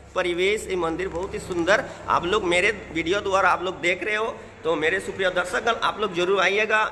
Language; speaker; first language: Hindi; non-native, local second language; Bangla